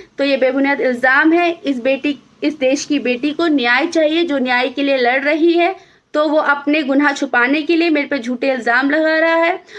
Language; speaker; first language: Hindi; native; Hindi